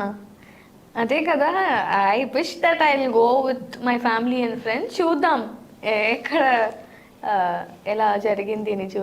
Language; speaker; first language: Telugu; non-native, learner; Tamil